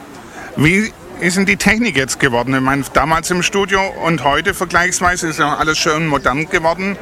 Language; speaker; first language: German; native; German